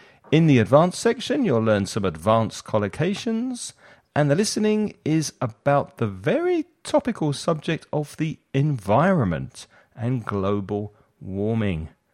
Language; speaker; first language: English; native; English